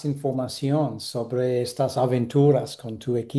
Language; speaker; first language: Spanish; non-native, fluent; English